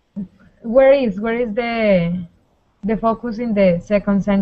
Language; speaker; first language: English; non-native, learner; Spanish